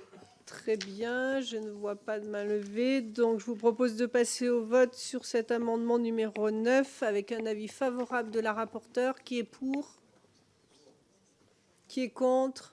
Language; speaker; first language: French; native; French